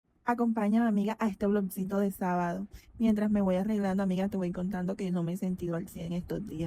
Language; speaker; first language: Spanish; native; Spanish